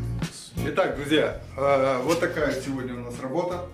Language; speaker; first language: Russian; native; Russian